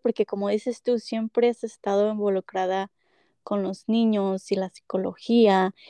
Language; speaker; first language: Spanish; early bilingual, heritage; Spanish